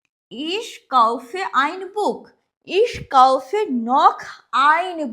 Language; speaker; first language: German; non-native, fluent; Hindi